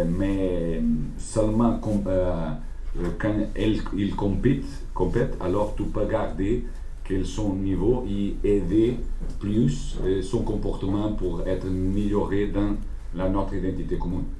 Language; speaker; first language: French; non-native, learner; Portuguese